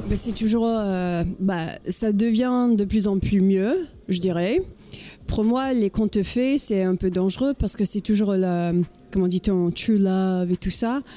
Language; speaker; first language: French; non-native, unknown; English